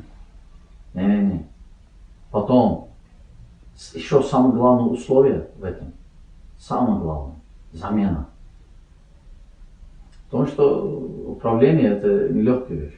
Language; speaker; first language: Russian; non-native, learner; Azerbaijani